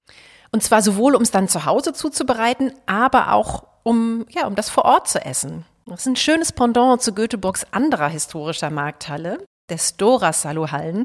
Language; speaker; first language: German; native; German